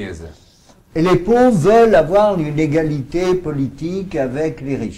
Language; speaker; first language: French; native; French